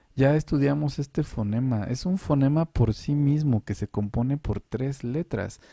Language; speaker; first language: Spanish; native; Spanish